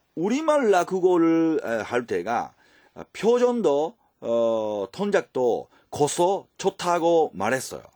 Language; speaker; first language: Korean; non-native, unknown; Japanese